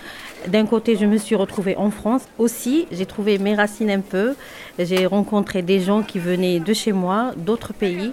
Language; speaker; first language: French; non-native, local second language; Arabic